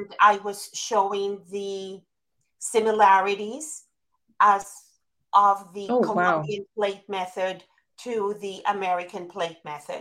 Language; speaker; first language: English; non-native, fluent; Spanish